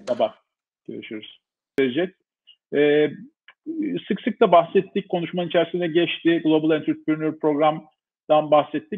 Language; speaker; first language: Turkish; native; Turkish